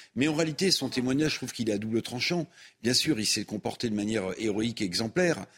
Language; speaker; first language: French; native; French